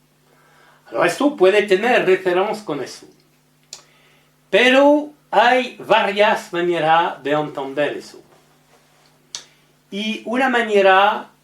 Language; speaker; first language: Spanish; non-native, learner; French